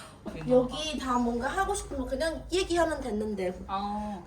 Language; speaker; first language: Korean; non-native, learner; Chinese